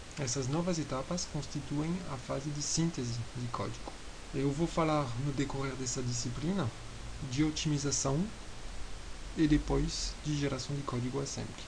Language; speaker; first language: Portuguese; non-native, fluent; French